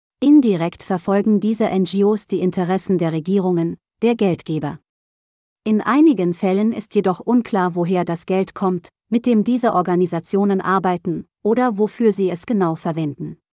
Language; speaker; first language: German; native; German